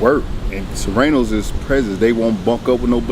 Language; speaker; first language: English; native; English